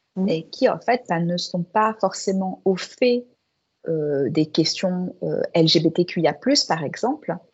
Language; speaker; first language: French; native; French